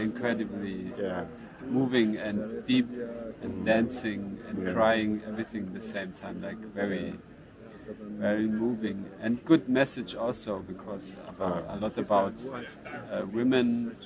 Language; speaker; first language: English; non-native, fluent; German